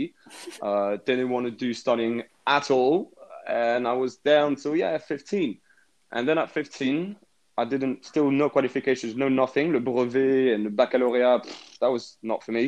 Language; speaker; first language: English; native; English